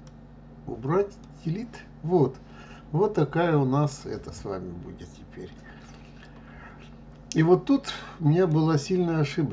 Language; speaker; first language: Russian; native; Russian